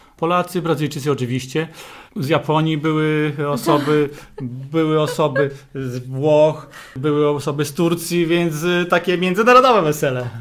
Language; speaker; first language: Polish; native; Polish